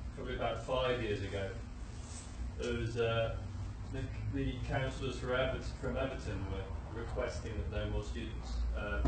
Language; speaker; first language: English; native; English